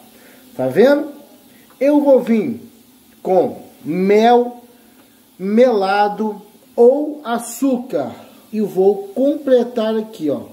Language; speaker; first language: Portuguese; native; Portuguese